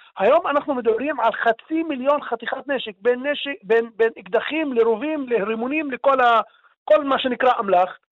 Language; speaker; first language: Hebrew; non-native, local second language; Arabic